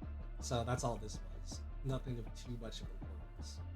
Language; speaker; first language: English; native; English